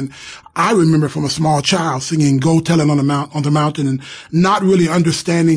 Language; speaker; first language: English; native; English